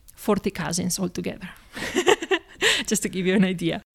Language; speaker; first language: English; non-native, fluent; Italian